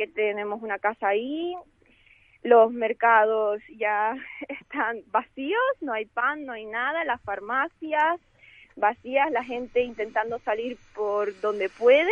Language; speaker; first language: Spanish; early bilingual, other home language; Ukrainian